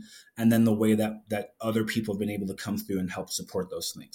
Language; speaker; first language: English; native; English